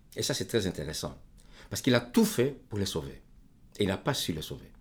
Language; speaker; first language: French; non-native, fluent; Greek